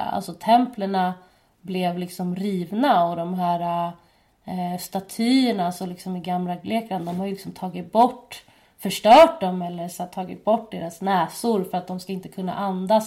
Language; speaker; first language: Swedish; native; Swedish